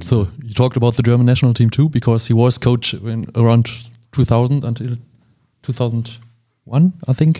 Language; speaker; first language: English; non-native, fluent; German